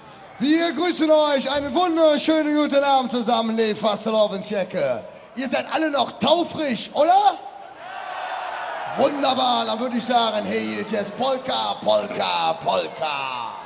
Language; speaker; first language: German; native; German